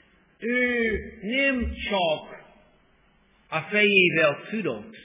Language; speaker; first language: Hungarian; non-native, fluent; English